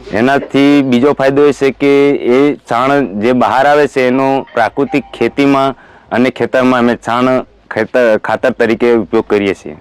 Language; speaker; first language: Gujarati; native; Gujarati